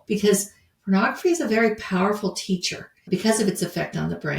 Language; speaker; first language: English; native; English